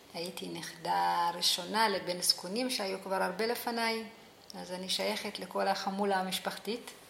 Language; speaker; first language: Hebrew; early bilingual, other home language; Amharic